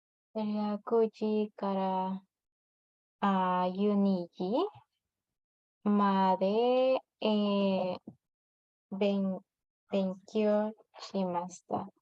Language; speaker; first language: Japanese; non-native, learner; Spanish